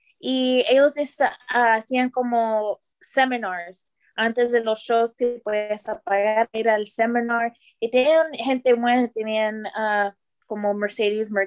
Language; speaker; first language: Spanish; early bilingual, heritage; Spanish